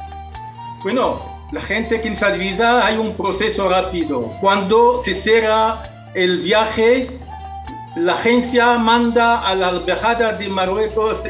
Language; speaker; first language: Spanish; non-native, fluent; Arabic